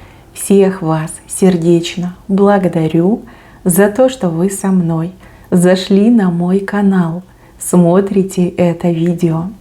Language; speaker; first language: Russian; native; Russian